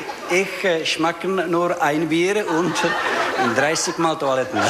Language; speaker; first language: German; non-native, learner; Czech